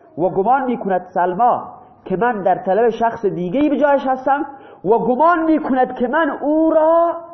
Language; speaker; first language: Persian; non-native, local second language; Baluchi